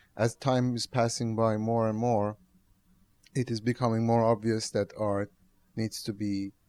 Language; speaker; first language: English; non-native, fluent; Persian